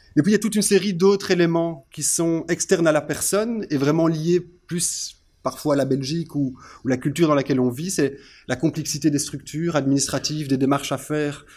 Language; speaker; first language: French; native; French